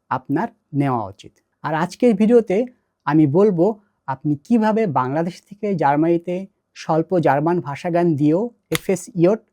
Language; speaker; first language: Bangla; native; Bangla